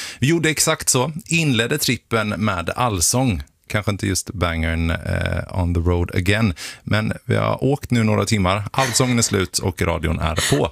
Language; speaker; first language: Swedish; native; Swedish